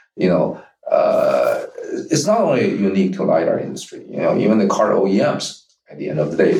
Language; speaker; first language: English; non-native, fluent; Chinese